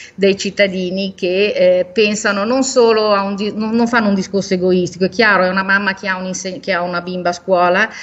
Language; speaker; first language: Italian; native; Italian